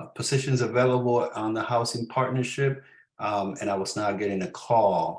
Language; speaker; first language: English; early bilingual, other home language; Spanish